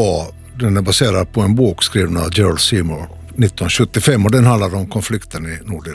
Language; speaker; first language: Swedish; native; Swedish